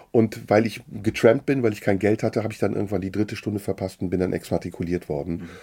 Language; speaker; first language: German; early bilingual, other home language; Turkish